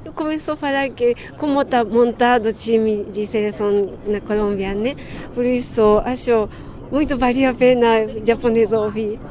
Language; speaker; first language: Portuguese; non-native, fluent; Japanese